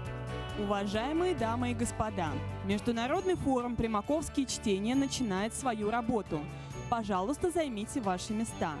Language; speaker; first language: Russian; native; Russian